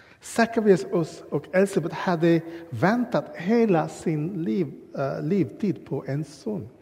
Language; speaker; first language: Swedish; non-native, learner; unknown